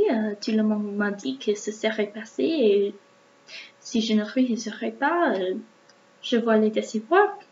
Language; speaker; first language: French; non-native, learner; English